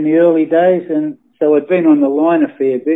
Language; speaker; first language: English; native; English